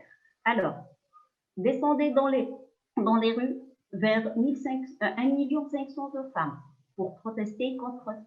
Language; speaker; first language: French; non-native, local second language; Arabic